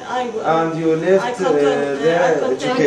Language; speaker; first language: English; non-native, fluent; Arabic